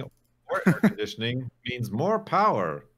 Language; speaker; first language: English; native; English